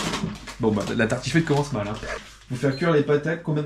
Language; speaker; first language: French; native; French